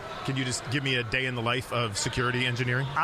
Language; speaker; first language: English; native; English